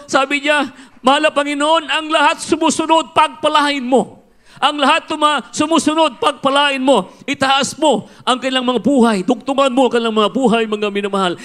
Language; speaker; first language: Filipino; non-native, local second language; Cebuano